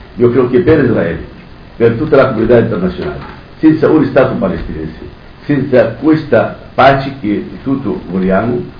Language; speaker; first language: Italian; non-native, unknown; Arabic